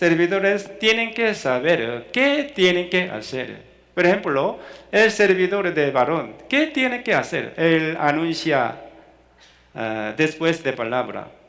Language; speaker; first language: Spanish; non-native, fluent; Korean